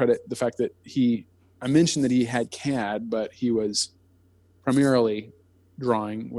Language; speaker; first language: English; native; English